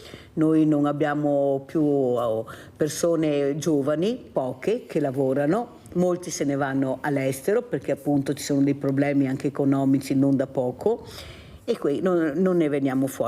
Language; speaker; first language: Italian; native; Italian